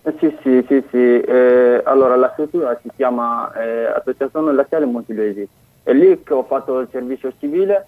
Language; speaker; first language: Italian; non-native, learner; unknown